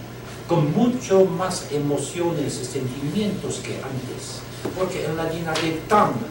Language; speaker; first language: Spanish; non-native, learner; Chinese